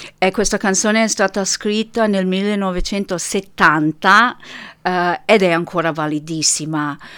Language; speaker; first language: Italian; early bilingual, heritage; Italian